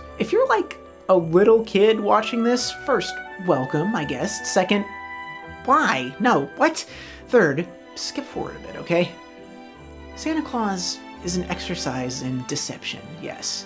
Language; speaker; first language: English; native; English